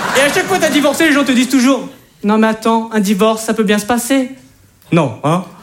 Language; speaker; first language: French; native; French